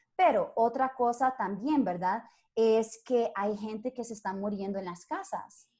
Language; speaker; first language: Spanish; early bilingual, other home language; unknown